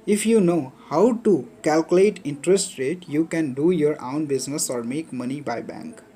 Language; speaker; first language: English; non-native, local second language; Nepali